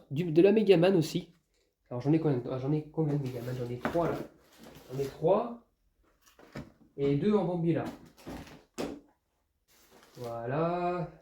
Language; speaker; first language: French; native; French